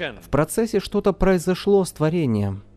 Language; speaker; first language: Russian; native; Russian